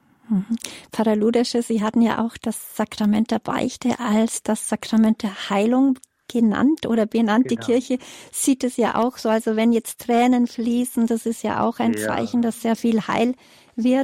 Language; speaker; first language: German; native; German